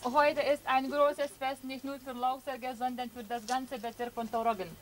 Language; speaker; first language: German; non-native, fluent; Lithuanian